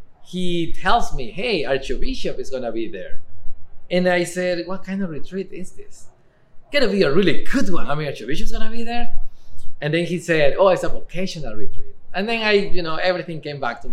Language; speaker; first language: English; non-native, fluent; Spanish